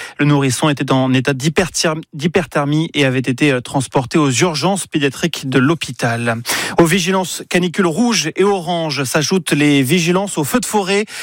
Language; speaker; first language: French; native; French